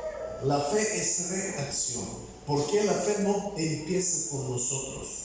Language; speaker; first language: Spanish; non-native, fluent; Bulgarian